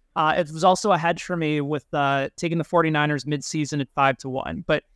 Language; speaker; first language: English; native; English